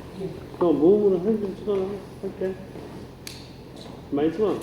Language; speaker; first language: Korean; native; Korean